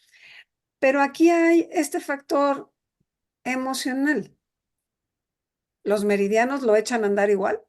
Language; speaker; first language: Spanish; native; Spanish